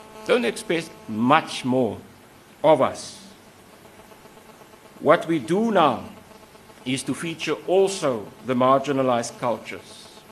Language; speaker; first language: English; non-native, local second language; Afrikaans